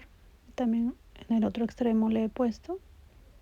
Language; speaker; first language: Spanish; native; Spanish